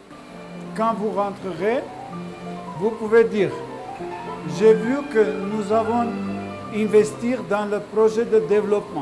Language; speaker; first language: French; non-native, learner; Armenian